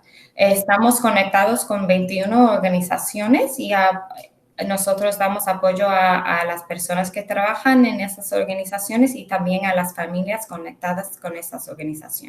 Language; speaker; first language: Spanish; early bilingual, heritage; English